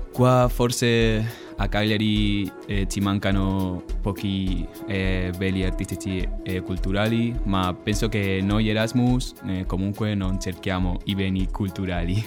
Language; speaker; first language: Italian; non-native, fluent; Spanish